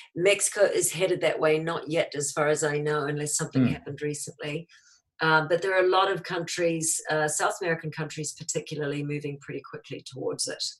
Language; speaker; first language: English; native; English